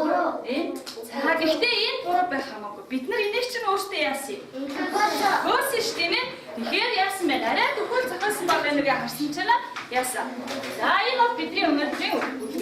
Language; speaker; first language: Mongolian; native; Mongolian